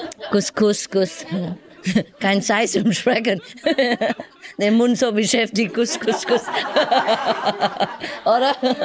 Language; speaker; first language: German; non-native, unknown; Vietnamese